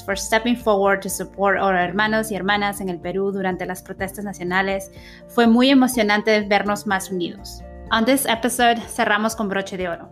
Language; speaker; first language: Spanish; native; Spanish